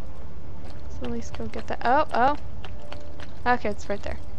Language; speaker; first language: English; native; English